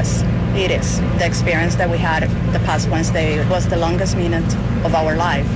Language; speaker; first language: English; non-native, fluent; Spanish